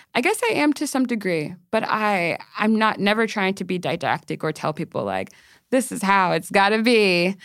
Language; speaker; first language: English; native; English